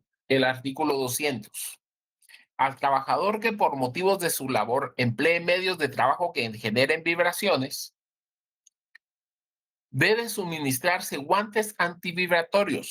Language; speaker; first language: Spanish; native; Spanish